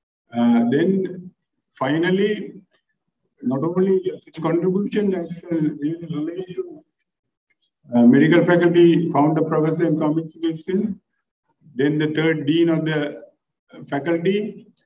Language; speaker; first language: English; non-native, local second language; Tamil